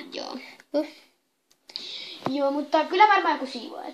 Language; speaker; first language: Finnish; native; Finnish